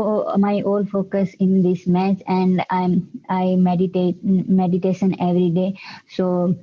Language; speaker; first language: English; non-native, learner; Hindi